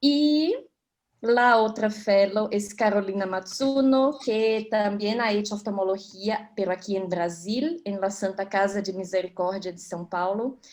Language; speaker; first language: Spanish; non-native, fluent; Portuguese